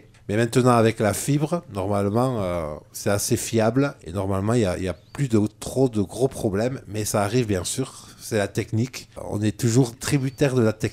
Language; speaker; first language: French; native; French